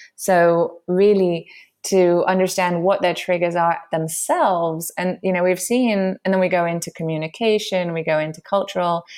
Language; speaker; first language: English; native; English